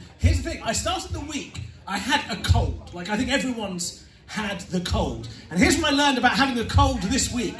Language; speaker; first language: English; native; English